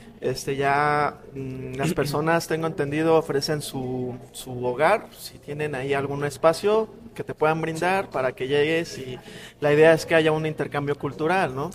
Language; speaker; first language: Spanish; native; Spanish